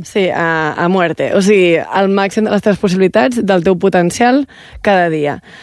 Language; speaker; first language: Catalan; non-native, local second language; Spanish